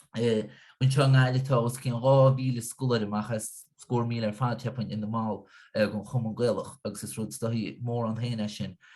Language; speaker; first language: Irish; native; Irish